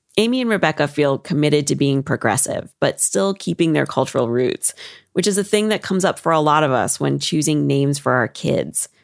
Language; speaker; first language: English; native; English